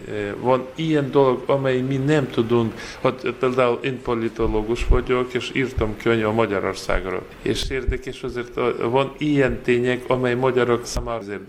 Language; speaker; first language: Hungarian; non-native, learner; Ukrainian